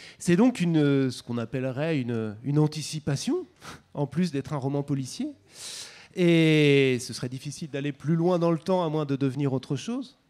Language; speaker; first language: French; native; French